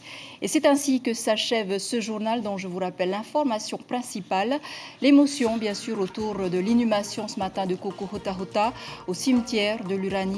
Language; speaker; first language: French; native; French